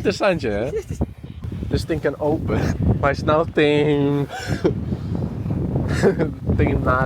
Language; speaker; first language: Portuguese; non-native, learner; Dutch